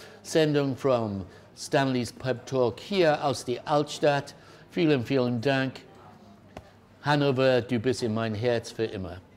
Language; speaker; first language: German; non-native, learner; English